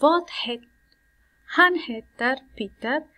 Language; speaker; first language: Swedish; non-native, fluent; Pashto